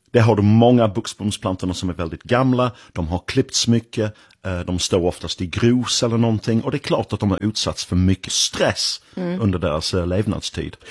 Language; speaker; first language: Swedish; non-native, fluent; English